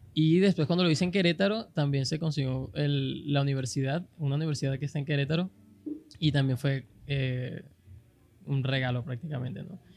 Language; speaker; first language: Spanish; native; Spanish